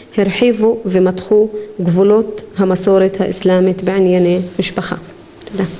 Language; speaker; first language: Hebrew; non-native, local second language; Arabic